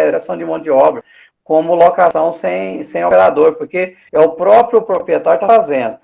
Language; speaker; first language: Portuguese; native; Portuguese